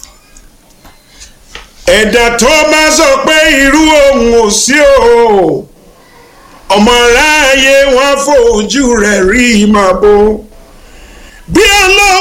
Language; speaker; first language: English; non-native, local second language; Yoruba